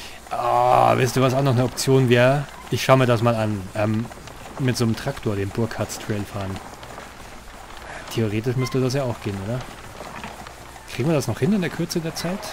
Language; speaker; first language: German; native; German